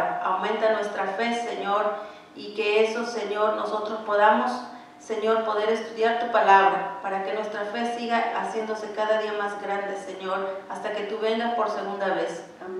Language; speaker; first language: Spanish; native; Spanish